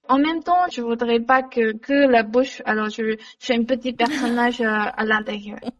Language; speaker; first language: French; non-native, learner; Chinese